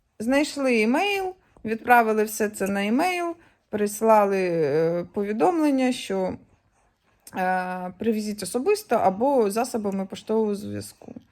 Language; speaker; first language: Ukrainian; native; Ukrainian